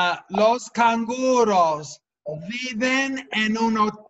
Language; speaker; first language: Spanish; non-native, fluent; English